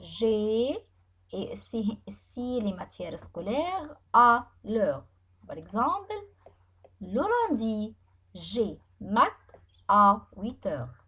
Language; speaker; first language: French; non-native, fluent; Arabic